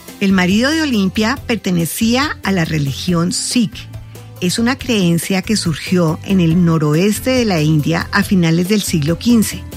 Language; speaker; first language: Spanish; native; Spanish